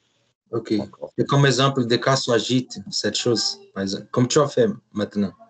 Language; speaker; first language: French; non-native, learner; Portuguese